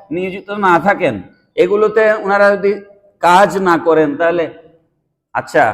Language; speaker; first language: Bangla; native; Bangla